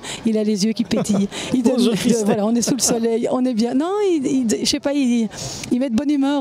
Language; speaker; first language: French; native; French